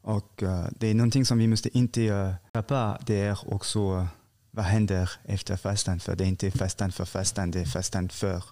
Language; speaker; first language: Swedish; non-native, fluent; French